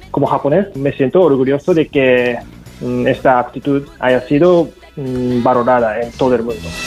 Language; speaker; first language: Spanish; non-native, fluent; Japanese